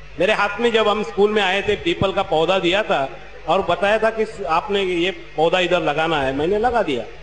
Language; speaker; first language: Hindi; non-native, local second language; Marathi